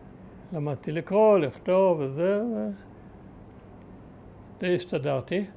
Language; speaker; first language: Hebrew; early bilingual, other home language; German